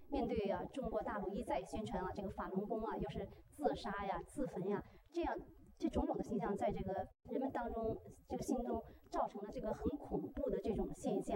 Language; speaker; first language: Chinese; native; Chinese